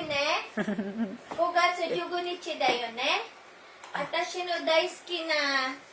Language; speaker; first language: Japanese; non-native, learner; Filipino